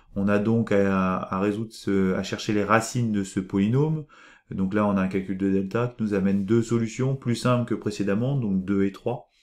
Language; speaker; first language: French; native; French